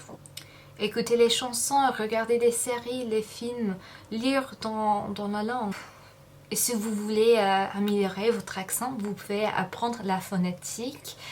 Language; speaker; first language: French; non-native, fluent; English